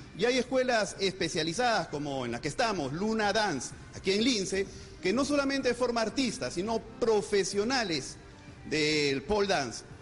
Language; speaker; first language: Spanish; native; Spanish